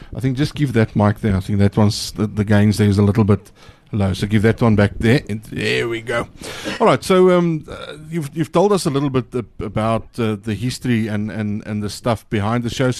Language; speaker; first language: English; non-native, local second language; Afrikaans